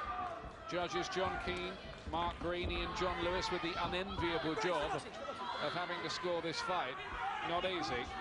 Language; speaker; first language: English; native; English